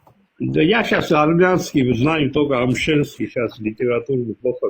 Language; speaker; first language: Russian; non-native, local second language; Armenian